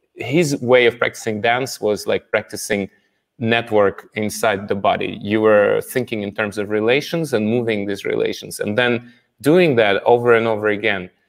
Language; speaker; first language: English; non-native, fluent; Russian